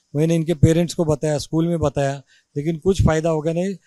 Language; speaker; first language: Hindi; non-native, local second language; Marathi